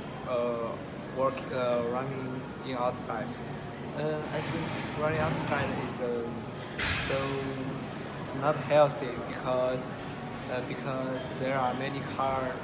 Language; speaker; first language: English; non-native, learner; Chinese